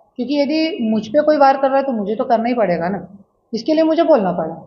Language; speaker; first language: Hindi; non-native, local second language; Marathi